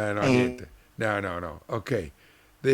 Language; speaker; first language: English; non-native, learner; Italian